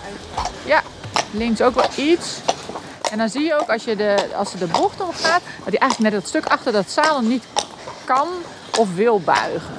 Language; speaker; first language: Dutch; native; Dutch